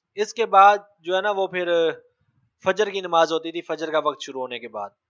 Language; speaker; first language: Urdu; native; Urdu